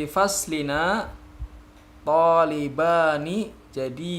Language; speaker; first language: Arabic; non-native, learner; Indonesian